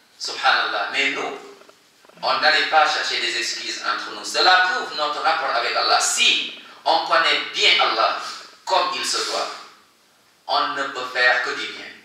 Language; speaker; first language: French; non-native, local second language; Wolof